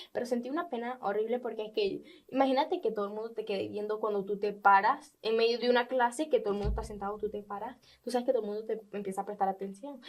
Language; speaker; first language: Spanish; native; Spanish